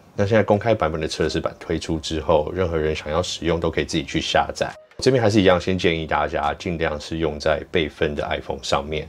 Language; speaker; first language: Chinese; native; Chinese